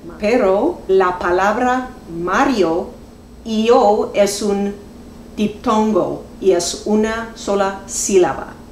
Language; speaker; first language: Spanish; non-native, fluent; English